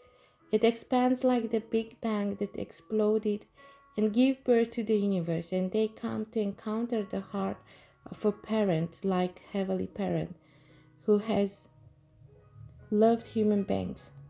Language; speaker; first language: English; non-native, fluent; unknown